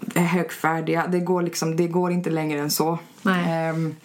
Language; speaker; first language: Swedish; early bilingual, other home language; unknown